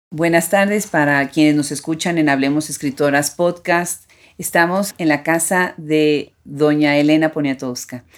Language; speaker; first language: Spanish; native; Spanish